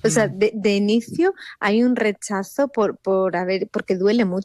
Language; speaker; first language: Spanish; native; Spanish